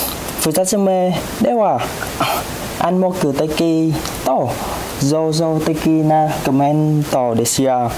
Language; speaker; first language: Japanese; non-native, learner; Vietnamese